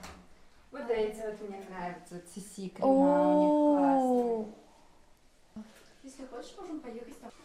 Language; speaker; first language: Russian; non-native, local second language; Uzbek